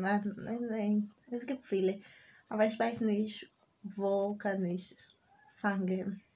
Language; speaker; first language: German; non-native, learner; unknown